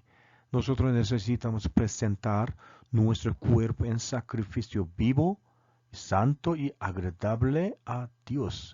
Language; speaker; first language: Spanish; non-native, learner; Korean